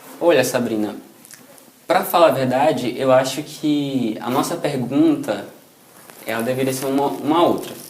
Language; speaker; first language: Portuguese; native; Portuguese